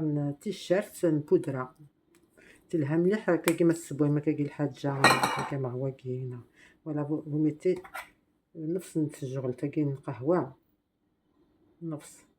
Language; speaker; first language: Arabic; non-native, local second language; Kabyle